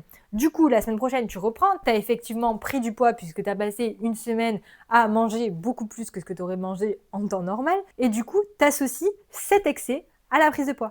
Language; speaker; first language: French; native; French